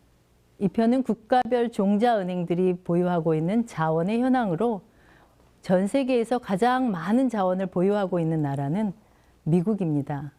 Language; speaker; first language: Korean; native; Korean